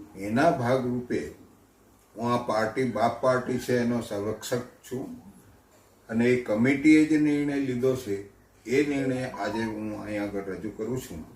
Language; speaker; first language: Gujarati; non-native, local second language; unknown